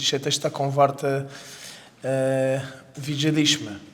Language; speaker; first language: Polish; non-native, fluent; Portuguese